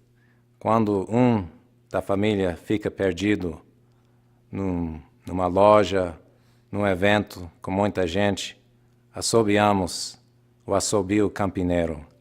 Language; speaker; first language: Portuguese; non-native, fluent; English